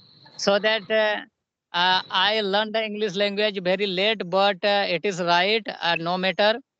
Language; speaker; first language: English; non-native, learner; Hindi